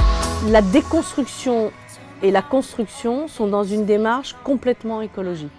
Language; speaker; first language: French; native; French